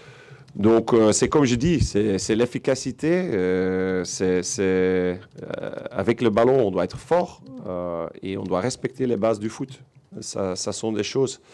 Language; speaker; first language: French; non-native, local second language; Dutch